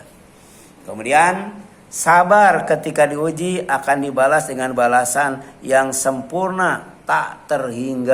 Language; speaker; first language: Indonesian; native; Indonesian